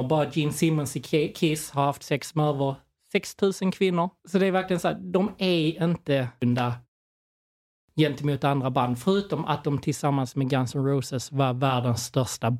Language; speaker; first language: Swedish; native; Swedish